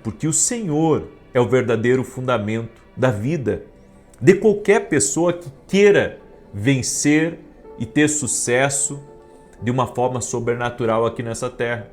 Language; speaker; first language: Portuguese; native; Portuguese